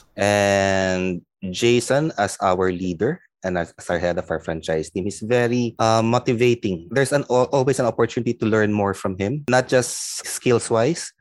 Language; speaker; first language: English; non-native, local second language; Filipino